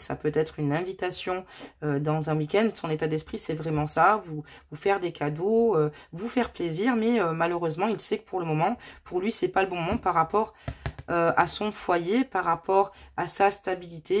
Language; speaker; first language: French; native; French